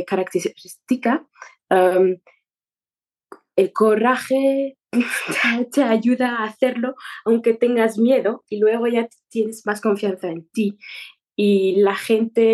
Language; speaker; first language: Spanish; non-native, fluent; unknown